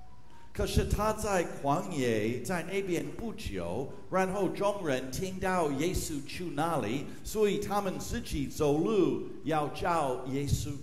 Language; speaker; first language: Chinese; non-native, fluent; English